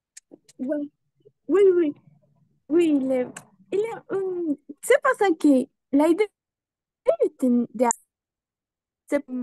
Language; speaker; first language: French; non-native, learner; Spanish